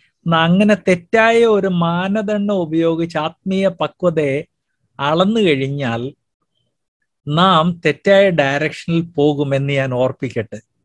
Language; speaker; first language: Malayalam; native; Malayalam